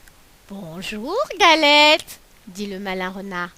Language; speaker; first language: French; native; French